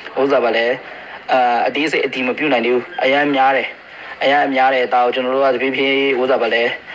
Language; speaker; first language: Burmese; non-native, local second language; Chinese